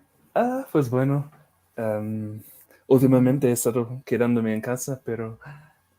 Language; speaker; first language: Spanish; non-native, fluent; English